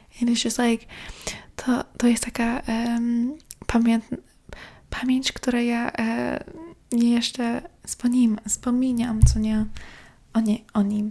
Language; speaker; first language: Polish; early bilingual, heritage; Polish